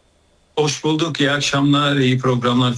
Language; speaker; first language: Turkish; native; Turkish